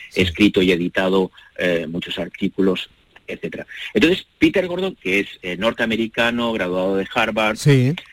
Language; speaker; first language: Spanish; native; Spanish